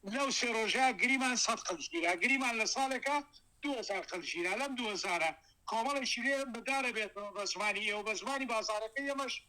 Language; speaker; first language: Central Kurdish; native; Central Kurdish